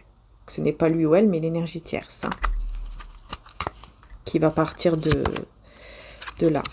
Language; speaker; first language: French; native; French